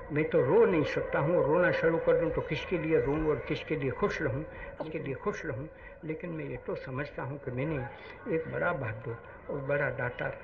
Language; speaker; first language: Hindi; non-native, local second language; Gujarati